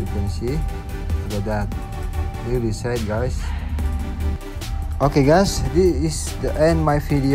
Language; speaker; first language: English; non-native, learner; Indonesian